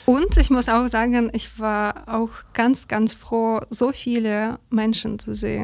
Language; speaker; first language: German; non-native, learner; Ukrainian